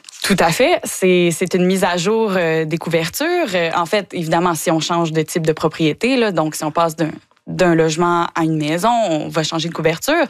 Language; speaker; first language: French; native; French